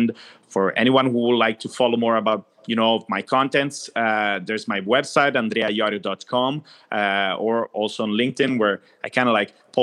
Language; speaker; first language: English; non-native, fluent; Italian